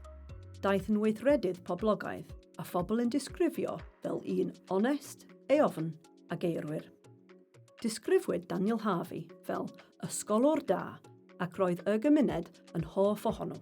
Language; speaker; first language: Welsh; native; Welsh